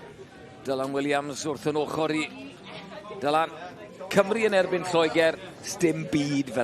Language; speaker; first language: Welsh; native; Welsh